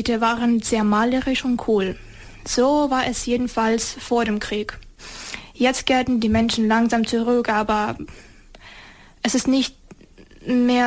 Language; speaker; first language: German; non-native, fluent; Ukrainian